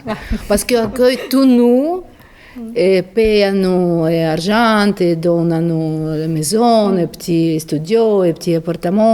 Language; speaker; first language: French; non-native, fluent; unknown